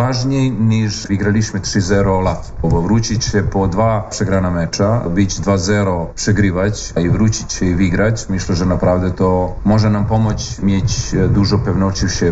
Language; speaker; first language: Polish; non-native, learner; Serbian